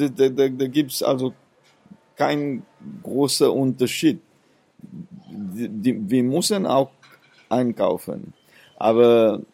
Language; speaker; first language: German; non-native, fluent; Seselwa Creole French